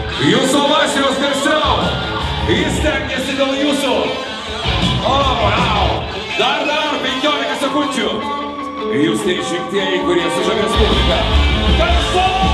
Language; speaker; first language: Lithuanian; native; Lithuanian